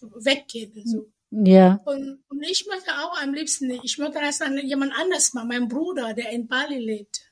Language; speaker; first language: German; non-native, fluent; Indonesian